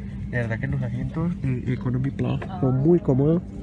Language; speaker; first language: Spanish; native; Spanish